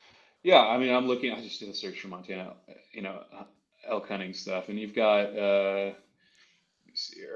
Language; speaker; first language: English; native; English